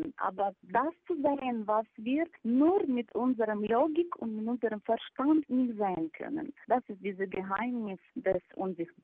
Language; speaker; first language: German; non-native, fluent; Ukrainian